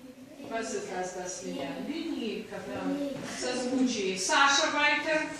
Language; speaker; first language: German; non-native, fluent; Russian